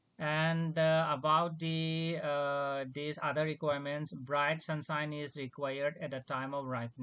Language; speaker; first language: English; non-native, local second language; Manipuri